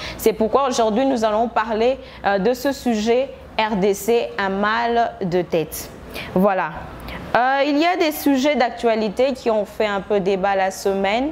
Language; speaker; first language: French; non-native, local second language; Lingala